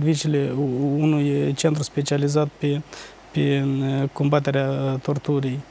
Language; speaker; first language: Romanian; native; Romanian